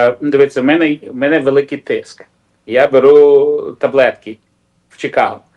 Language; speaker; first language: Ukrainian; non-native, local second language; Russian